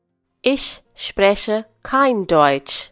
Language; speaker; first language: German; non-native, fluent; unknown